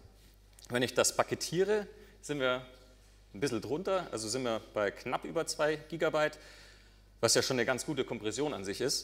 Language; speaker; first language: German; native; German